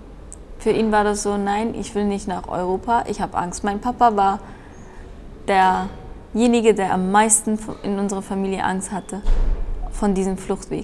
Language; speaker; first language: German; early bilingual, other home language; Persian